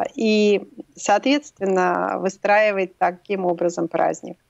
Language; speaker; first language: Russian; native; Russian